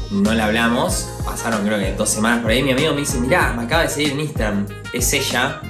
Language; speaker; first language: Spanish; native; Spanish